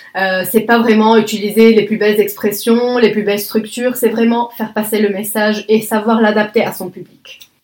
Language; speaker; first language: French; non-native, local second language; Arabic